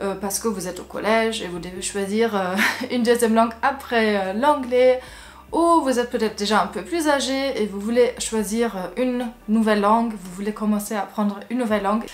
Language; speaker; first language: French; non-native, fluent; German